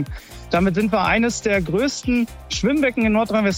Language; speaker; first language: German; native; German